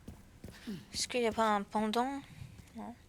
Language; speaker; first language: French; native; French